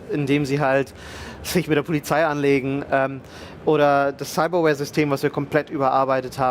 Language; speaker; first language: German; native; German